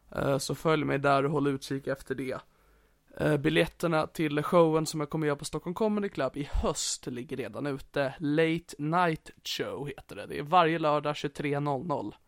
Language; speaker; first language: Swedish; native; Swedish